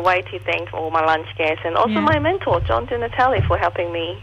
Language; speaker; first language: English; non-native, local second language; Cantonese